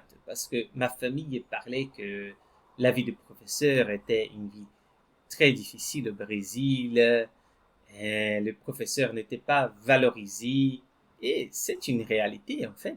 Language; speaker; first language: French; non-native, fluent; Portuguese